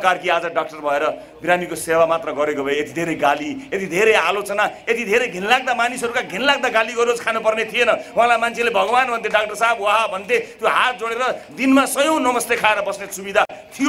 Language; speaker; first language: Nepali; native; Nepali